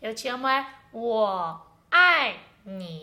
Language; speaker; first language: Portuguese; non-native, fluent; Chinese